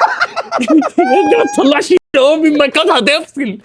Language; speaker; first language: Arabic; native; Arabic